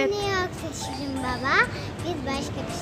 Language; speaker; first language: Turkish; early bilingual, other home language; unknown